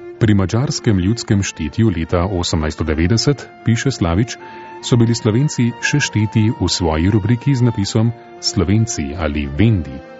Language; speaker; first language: Slovenian; native; Slovenian